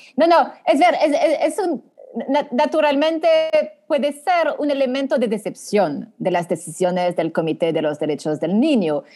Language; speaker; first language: Spanish; non-native, fluent; French